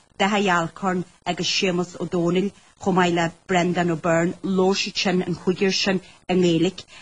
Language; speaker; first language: Irish; native; Irish